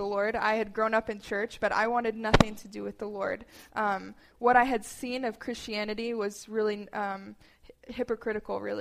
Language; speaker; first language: English; native; English